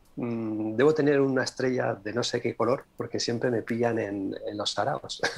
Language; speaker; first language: Spanish; native; Spanish